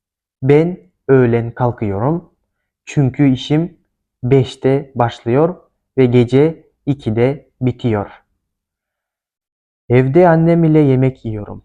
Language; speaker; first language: Turkish; non-native, fluent; Kyrgyz